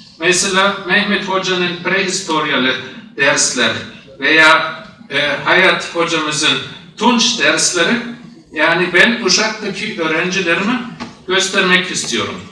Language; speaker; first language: Turkish; non-native, fluent; German